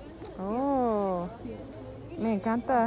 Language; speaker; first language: Spanish; non-native, learner; English